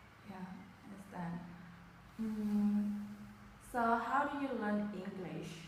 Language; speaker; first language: English; non-native, fluent; Vietnamese